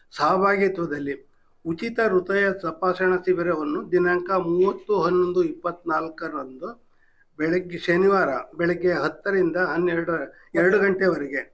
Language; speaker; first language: Kannada; native; Kannada